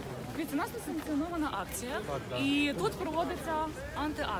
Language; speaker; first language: Ukrainian; native; Ukrainian